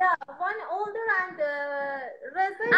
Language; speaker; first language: English; non-native, learner; Persian